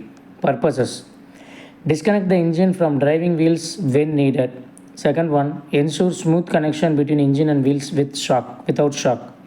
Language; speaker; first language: English; non-native, local second language; Tamil